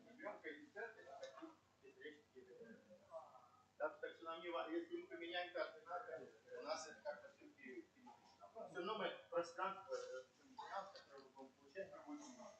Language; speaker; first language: Russian; native; Russian